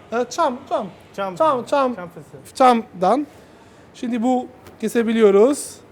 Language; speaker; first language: Turkish; non-native, learner; Italian